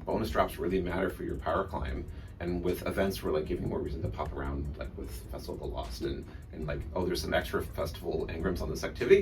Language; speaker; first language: English; native; English